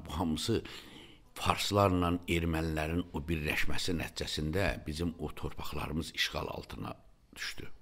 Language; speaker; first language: Azerbaijani; native; Azerbaijani